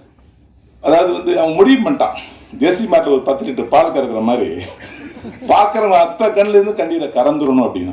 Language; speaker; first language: Tamil; native; Tamil